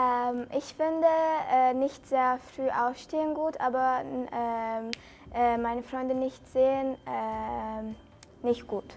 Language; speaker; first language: German; non-native, learner; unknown